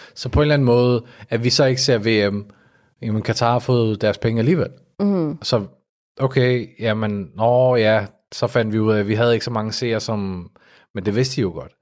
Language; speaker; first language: Danish; early bilingual, other home language; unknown